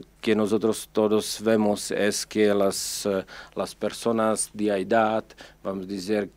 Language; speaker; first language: Spanish; non-native, fluent; Czech